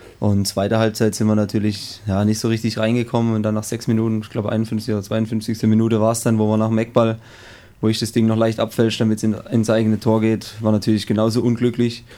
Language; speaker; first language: German; native; German